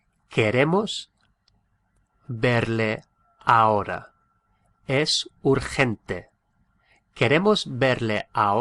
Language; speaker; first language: Spanish; non-native, fluent; English